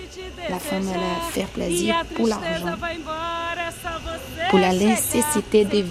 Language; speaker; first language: French; non-native, learner; Portuguese